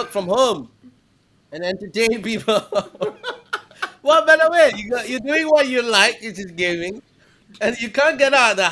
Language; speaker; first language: English; native; English